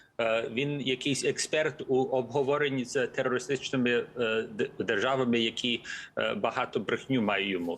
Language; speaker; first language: Ukrainian; early bilingual, heritage; English